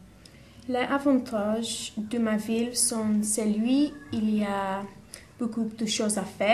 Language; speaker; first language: French; non-native, learner; English